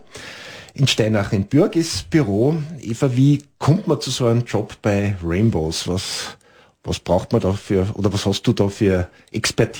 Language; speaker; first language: German; native; German